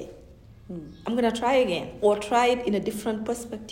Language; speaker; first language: English; non-native, fluent; Fula